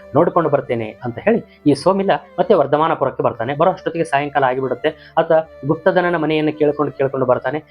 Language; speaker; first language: Kannada; native; Kannada